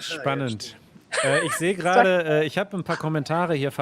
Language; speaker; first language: German; native; German